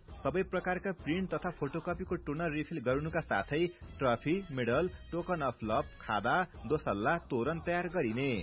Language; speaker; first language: Nepali; native; Nepali